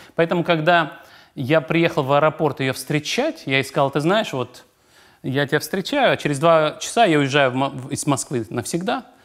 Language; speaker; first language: Russian; native; Russian